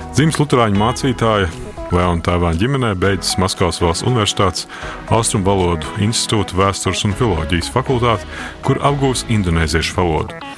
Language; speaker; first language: Latvian; native; Latvian